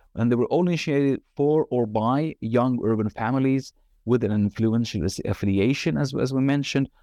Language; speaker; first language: English; non-native, fluent; Arabic